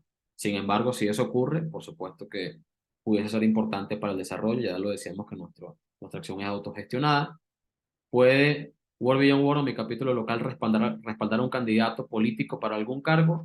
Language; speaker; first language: Spanish; native; Spanish